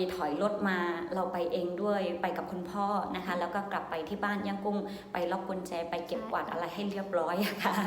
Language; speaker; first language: Thai; non-native, fluent; Burmese